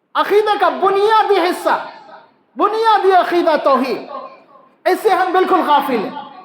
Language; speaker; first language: Urdu; native; Urdu